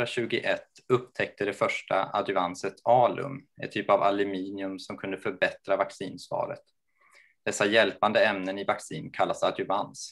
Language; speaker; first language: Swedish; native; Swedish